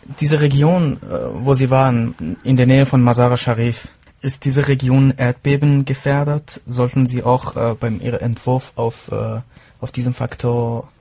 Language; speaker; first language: German; non-native, fluent; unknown